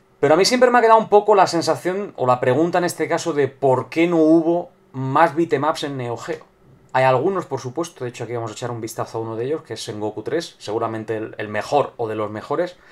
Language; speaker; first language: Spanish; native; Spanish